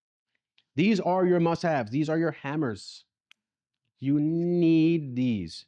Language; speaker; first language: English; native; English